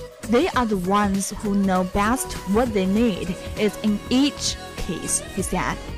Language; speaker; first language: English; non-native, fluent; Chinese